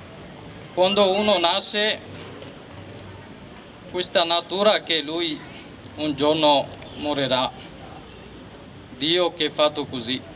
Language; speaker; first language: Italian; non-native, learner; Bangla